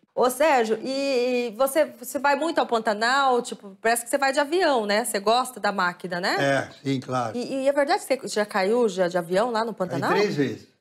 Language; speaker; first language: Portuguese; native; Portuguese